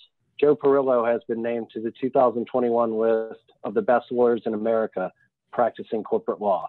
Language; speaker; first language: English; native; English